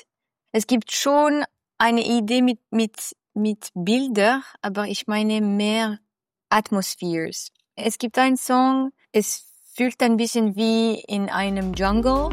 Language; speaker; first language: German; non-native, fluent; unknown